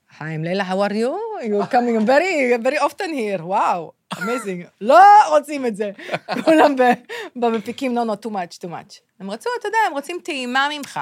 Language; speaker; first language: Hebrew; native; Hebrew